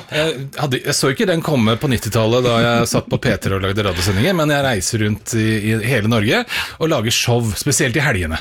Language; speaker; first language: Norwegian; native; Norwegian